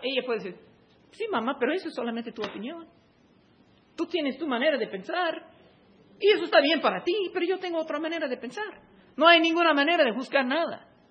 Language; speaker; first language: Spanish; non-native, fluent; English